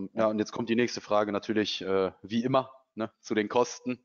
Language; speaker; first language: German; native; German